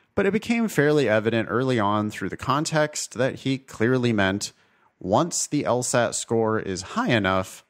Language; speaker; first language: English; native; English